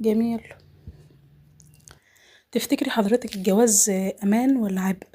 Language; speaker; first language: Arabic; native; Arabic